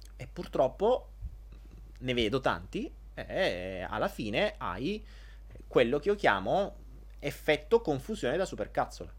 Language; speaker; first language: Italian; native; Italian